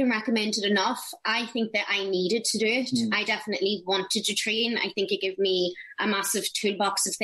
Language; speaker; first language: English; native; English